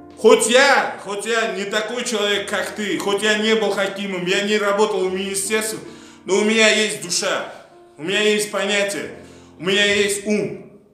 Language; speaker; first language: Russian; non-native, local second language; Uzbek